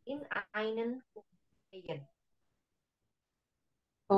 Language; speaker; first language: German; non-native, learner; Indonesian